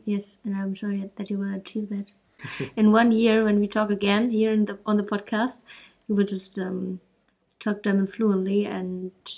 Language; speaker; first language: English; non-native, fluent; German